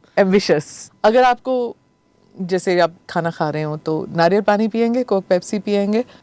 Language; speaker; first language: Hindi; native; Hindi